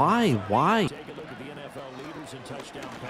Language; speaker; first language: English; native; English